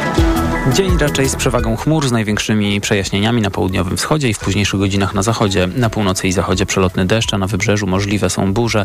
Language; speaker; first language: Polish; native; Polish